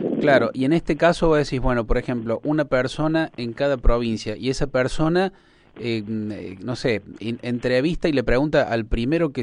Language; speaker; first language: Spanish; native; Spanish